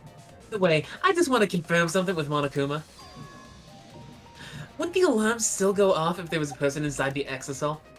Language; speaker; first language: English; native; English